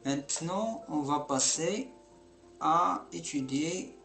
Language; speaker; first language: French; non-native, local second language; Arabic